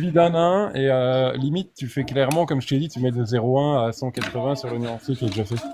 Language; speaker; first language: French; native; French